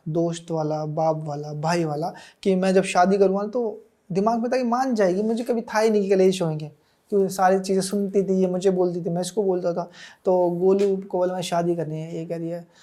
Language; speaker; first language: Hindi; native; Hindi